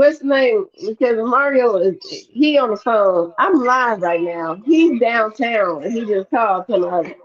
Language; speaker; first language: English; native; English